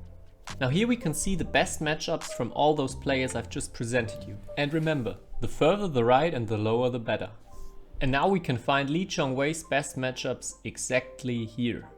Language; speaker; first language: English; non-native, fluent; German